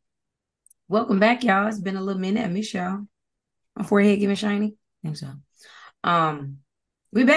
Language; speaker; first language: English; native; English